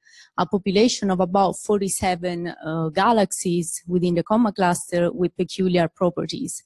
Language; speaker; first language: English; non-native, fluent; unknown